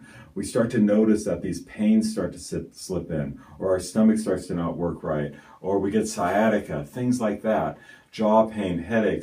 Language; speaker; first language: English; native; English